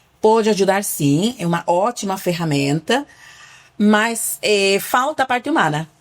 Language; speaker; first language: Portuguese; non-native, fluent; Spanish